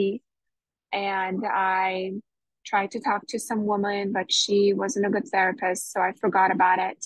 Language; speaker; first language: English; native; English